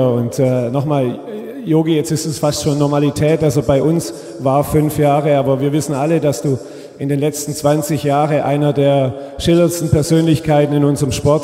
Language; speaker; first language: German; native; German